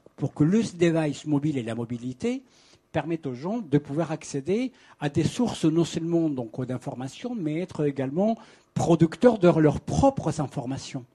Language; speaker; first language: French; non-native, fluent; Spanish